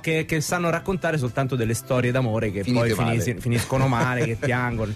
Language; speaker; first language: Italian; native; Italian